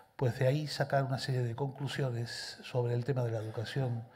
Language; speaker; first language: Spanish; native; Spanish